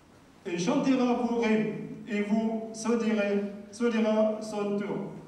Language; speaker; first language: French; non-native, learner; Arabic